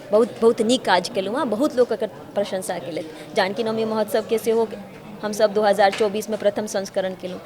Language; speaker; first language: Maithili; native; Maithili